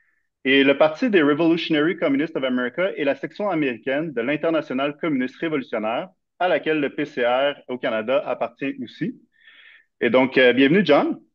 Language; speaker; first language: French; native; French